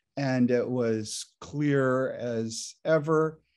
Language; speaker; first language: English; native; English